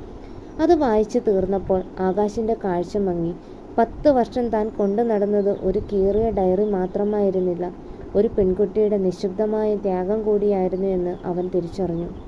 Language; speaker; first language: Malayalam; native; Malayalam